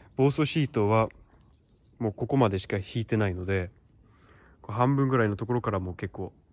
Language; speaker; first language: Japanese; non-native, fluent; Swedish